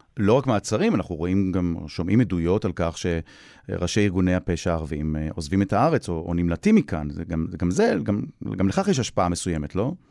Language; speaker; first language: Hebrew; native; Hebrew